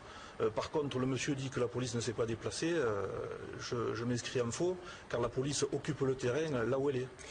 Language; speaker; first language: French; native; French